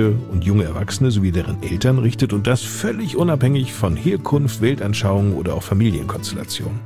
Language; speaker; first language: German; native; German